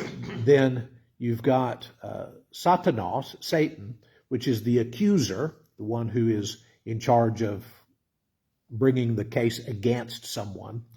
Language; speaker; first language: English; native; English